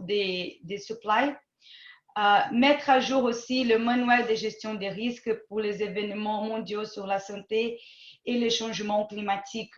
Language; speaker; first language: French; non-native, fluent; Portuguese